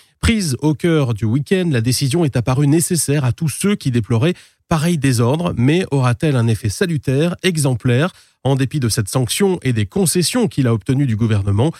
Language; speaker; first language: French; native; French